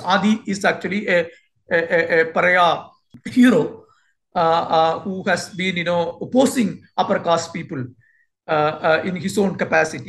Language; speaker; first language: English; non-native, local second language; Malayalam